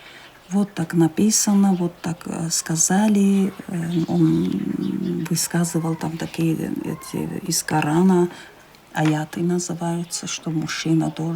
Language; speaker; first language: Russian; non-native, local second language; Chechen